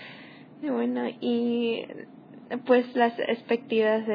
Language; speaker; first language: Spanish; non-native, learner; English